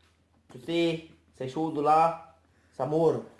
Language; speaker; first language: French; native; French